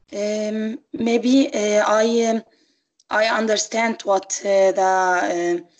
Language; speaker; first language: English; non-native, learner; Arabic